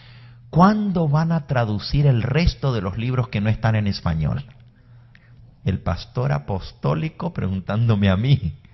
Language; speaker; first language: Spanish; native; Spanish